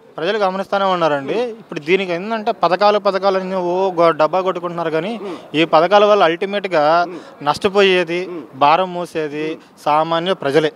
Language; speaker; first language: Telugu; native; Telugu